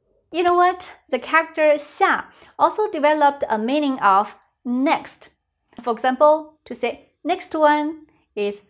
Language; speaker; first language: English; non-native, fluent; Chinese